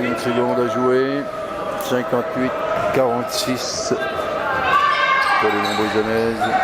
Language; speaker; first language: French; native; French